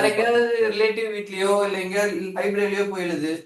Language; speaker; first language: Tamil; native; Tamil